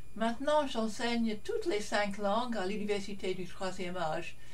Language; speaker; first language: French; non-native, fluent; English